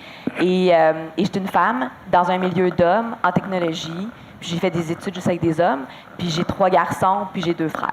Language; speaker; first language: French; native; French